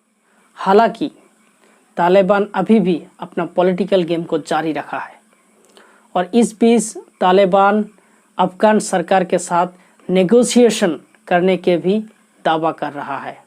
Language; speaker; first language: Hindi; non-native, local second language; Assamese